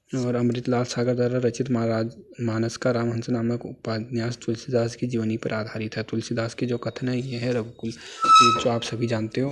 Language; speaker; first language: Hindi; native; Hindi